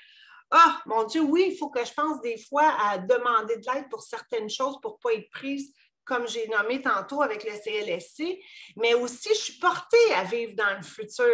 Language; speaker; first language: French; native; French